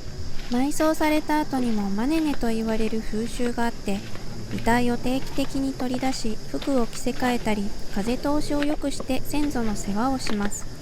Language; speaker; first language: Japanese; native; Japanese